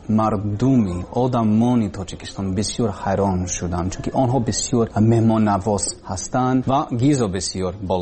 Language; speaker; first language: Persian; non-native, learner; English